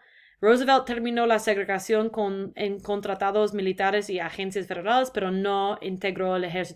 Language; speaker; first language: Spanish; non-native, fluent; English